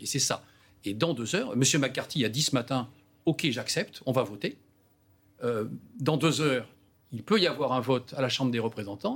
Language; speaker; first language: French; native; French